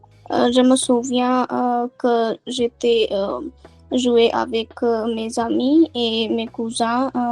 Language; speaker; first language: French; non-native, learner; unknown